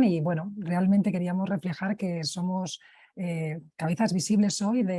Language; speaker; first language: Spanish; native; Spanish